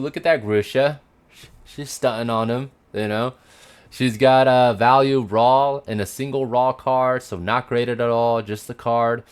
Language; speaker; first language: English; native; English